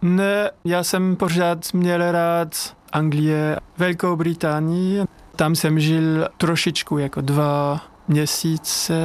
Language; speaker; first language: Czech; non-native, learner; French